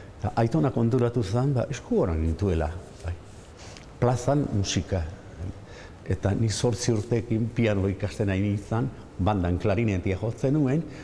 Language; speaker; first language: Basque; native; Basque